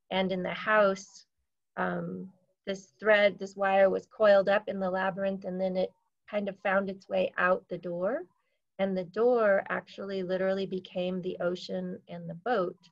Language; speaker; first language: English; native; English